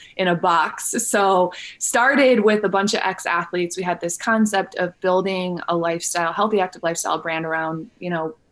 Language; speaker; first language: English; native; English